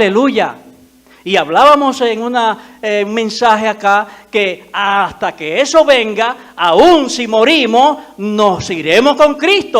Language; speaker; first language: Spanish; native; Spanish